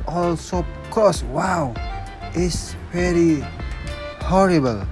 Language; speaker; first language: English; non-native, local second language; Indonesian